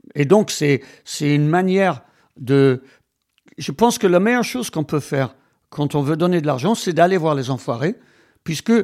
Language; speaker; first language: French; non-native, fluent; English